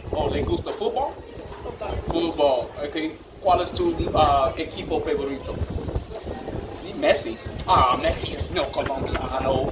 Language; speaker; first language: Spanish; non-native, learner; English